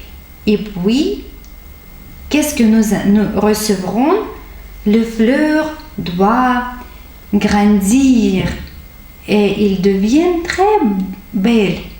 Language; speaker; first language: French; non-native, fluent; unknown